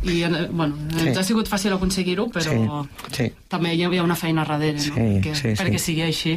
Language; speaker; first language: Catalan; native; Catalan